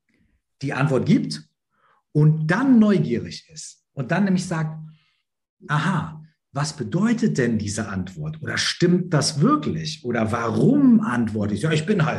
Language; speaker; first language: German; native; German